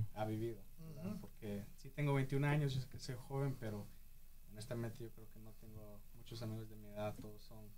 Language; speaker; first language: Spanish; early bilingual, heritage; Spanish